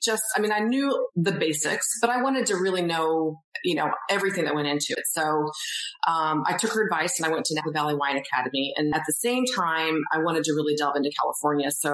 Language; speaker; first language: English; native; English